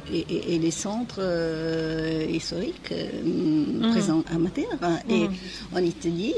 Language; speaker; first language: French; non-native, fluent; Italian